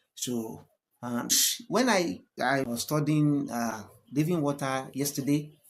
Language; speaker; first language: English; non-native, local second language; Yoruba